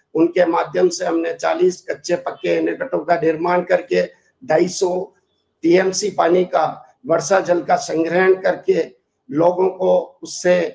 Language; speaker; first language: Hindi; native; Hindi